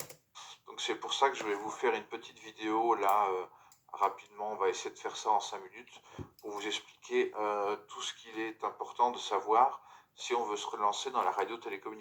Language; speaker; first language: French; native; French